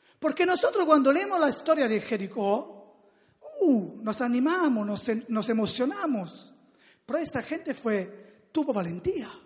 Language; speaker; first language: Spanish; non-native, fluent; Italian